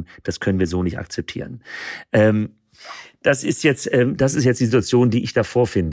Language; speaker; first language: German; native; German